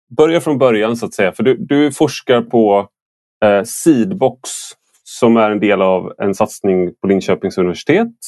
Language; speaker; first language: Swedish; native; Swedish